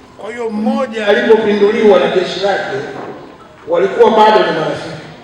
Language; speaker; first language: Swahili; native; Swahili